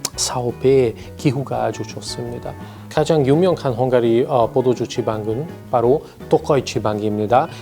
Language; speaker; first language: Korean; non-native, fluent; Hungarian